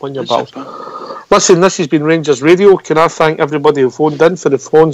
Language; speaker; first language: English; native; English